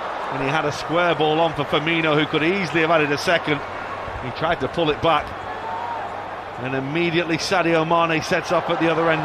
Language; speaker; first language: English; native; English